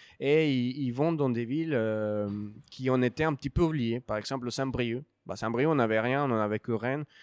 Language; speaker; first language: French; non-native, fluent; Spanish